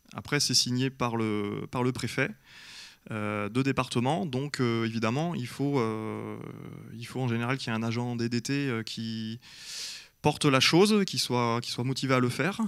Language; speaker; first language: French; native; French